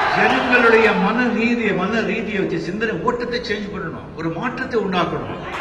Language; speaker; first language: Tamil; non-native, local second language; Marathi